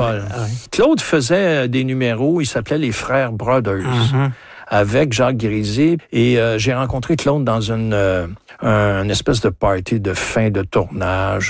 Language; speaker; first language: French; native; French